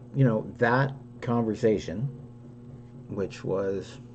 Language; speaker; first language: English; native; English